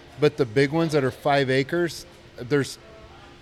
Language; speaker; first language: English; native; English